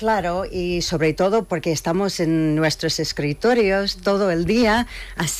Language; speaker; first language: Spanish; non-native, fluent; English